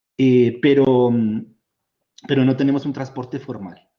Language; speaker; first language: Spanish; native; Spanish